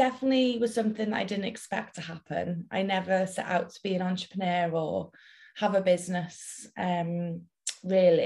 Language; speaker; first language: English; native; English